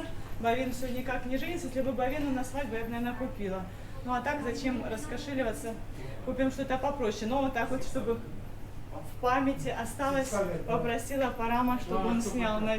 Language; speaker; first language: Russian; native; Russian